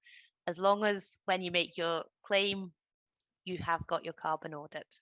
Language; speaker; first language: English; native; English